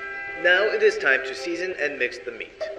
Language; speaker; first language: English; native; English